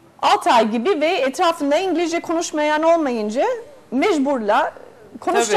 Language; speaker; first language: Turkish; non-native, fluent; Spanish